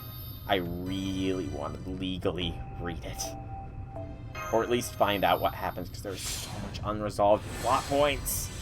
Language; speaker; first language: English; native; English